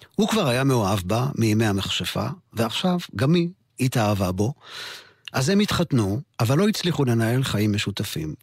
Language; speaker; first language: Hebrew; native; Hebrew